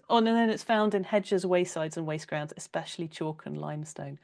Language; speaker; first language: English; native; English